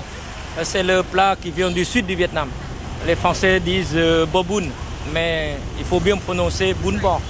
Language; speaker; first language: French; non-native, fluent; Vietnamese